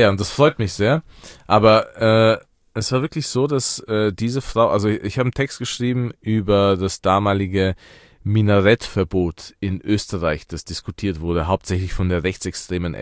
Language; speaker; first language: German; early bilingual, other home language; Persian